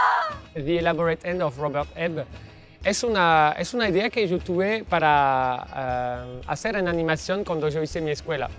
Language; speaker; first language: Spanish; non-native, fluent; French